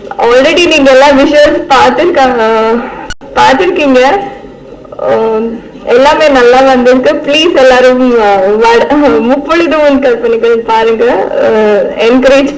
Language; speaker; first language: Tamil; non-native, learner; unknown